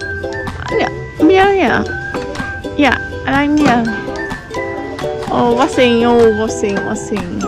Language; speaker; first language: English; non-native, learner; Khmer